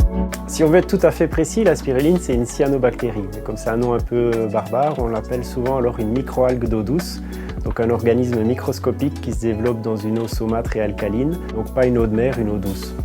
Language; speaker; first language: French; native; French